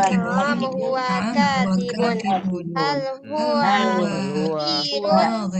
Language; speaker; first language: Arabic; non-native, learner; Indonesian